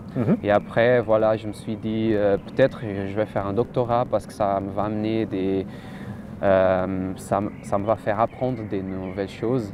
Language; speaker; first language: French; non-native, fluent; Portuguese